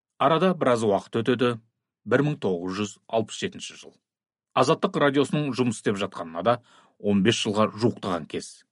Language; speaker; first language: Kazakh; native; Kazakh